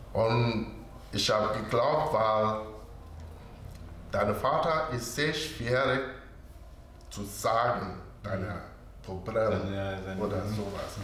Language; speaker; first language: German; non-native, learner; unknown